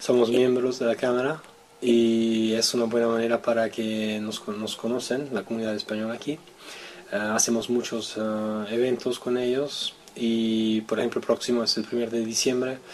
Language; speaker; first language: Spanish; non-native, fluent; French